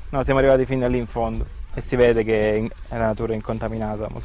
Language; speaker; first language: Italian; native; Italian